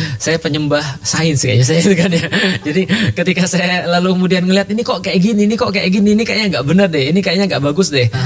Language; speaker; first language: Indonesian; native; Indonesian